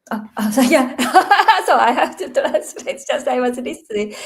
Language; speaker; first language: English; non-native, learner; Japanese